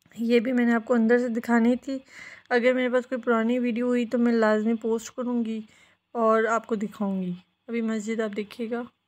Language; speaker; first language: Urdu; native; Urdu